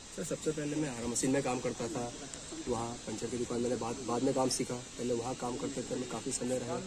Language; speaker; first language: Hindi; native; Hindi